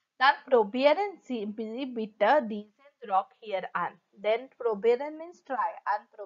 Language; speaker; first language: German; non-native, fluent; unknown